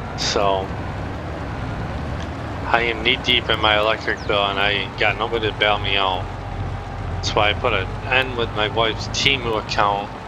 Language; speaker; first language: English; native; English